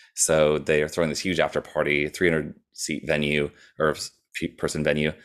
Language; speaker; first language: English; native; English